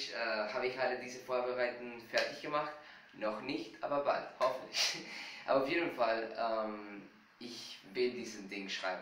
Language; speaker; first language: German; non-native, fluent; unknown